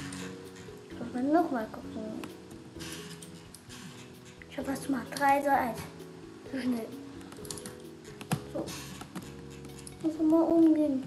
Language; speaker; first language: German; non-native, learner; Portuguese